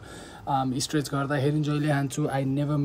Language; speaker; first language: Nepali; native; Nepali